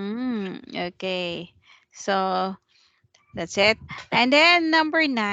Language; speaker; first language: English; non-native, fluent; Vietnamese